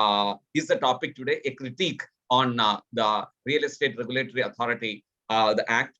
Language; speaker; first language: English; non-native, local second language; Malayalam